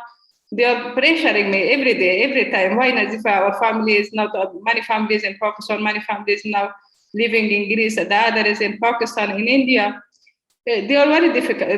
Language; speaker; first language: English; non-native, learner; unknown